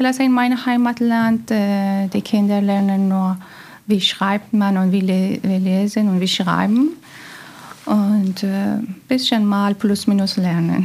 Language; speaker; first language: German; non-native, learner; Persian